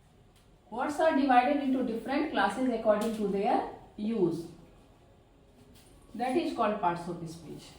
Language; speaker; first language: English; non-native, learner; Hindi